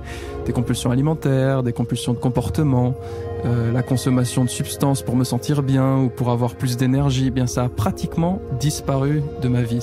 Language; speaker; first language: French; native; French